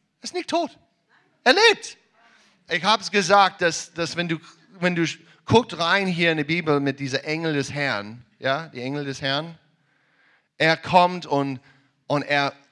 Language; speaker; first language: German; non-native, learner; English